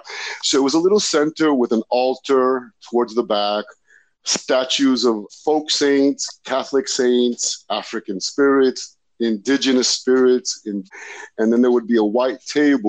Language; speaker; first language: English; native; English